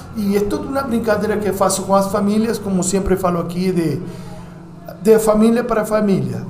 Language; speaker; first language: Portuguese; non-native, learner; Spanish